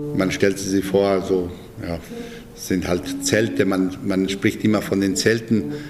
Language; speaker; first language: German; non-native, fluent; Bosnian